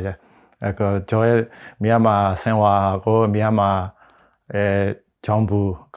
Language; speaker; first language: Korean; non-native, learner; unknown